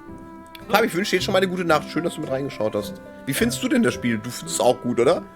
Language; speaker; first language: German; native; German